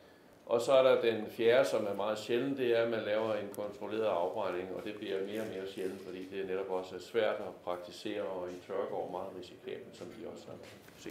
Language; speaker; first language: Danish; native; Danish